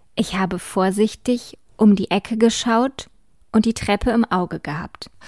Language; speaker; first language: German; native; German